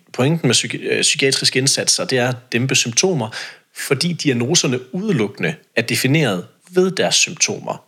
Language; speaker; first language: Danish; native; Danish